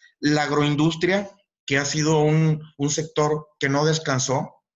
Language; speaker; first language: Spanish; native; Spanish